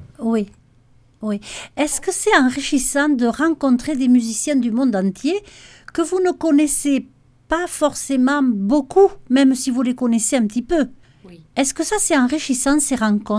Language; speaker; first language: French; native; French